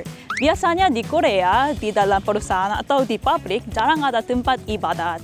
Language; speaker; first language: Indonesian; non-native, fluent; Korean